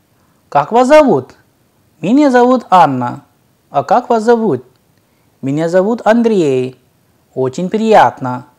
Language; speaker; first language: Russian; non-native, fluent; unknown